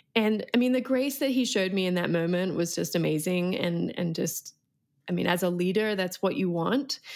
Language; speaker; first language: English; native; English